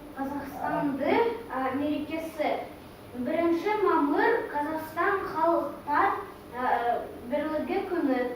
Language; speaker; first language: Kazakh; non-native, local second language; Russian